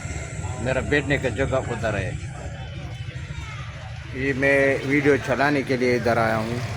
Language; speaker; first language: Hindi; non-native, local second language; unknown